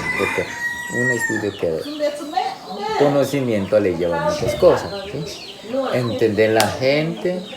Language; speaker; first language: Spanish; non-native, local second language; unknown